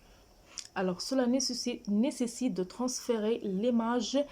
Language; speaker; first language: French; non-native, fluent; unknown